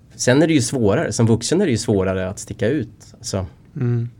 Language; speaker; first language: Swedish; native; Swedish